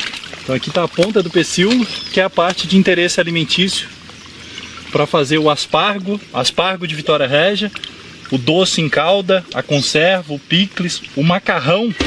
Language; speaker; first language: Portuguese; native; Portuguese